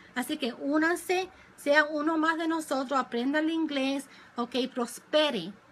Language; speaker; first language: Spanish; early bilingual, other home language; English